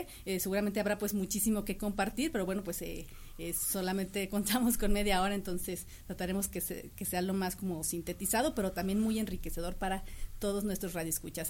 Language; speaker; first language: Spanish; native; Spanish